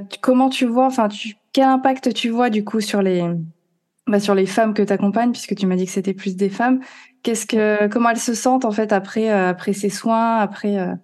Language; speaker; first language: French; native; French